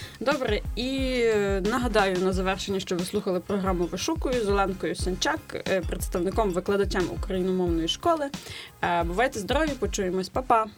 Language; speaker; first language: Ukrainian; native; Ukrainian